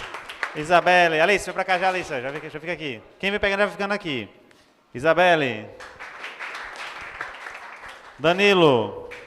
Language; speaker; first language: Portuguese; native; Portuguese